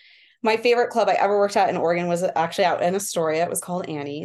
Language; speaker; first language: English; native; English